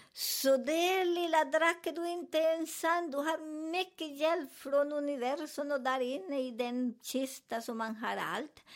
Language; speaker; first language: Swedish; non-native, learner; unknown